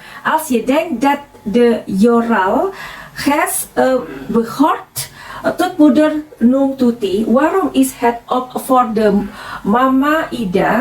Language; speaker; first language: Dutch; non-native, learner; Indonesian